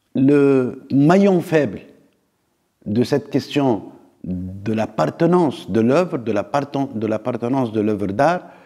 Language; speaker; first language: French; non-native, local second language; Arabic